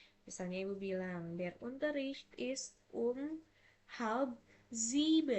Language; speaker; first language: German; non-native, fluent; Indonesian